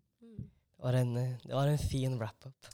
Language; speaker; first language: Norwegian; native; Norwegian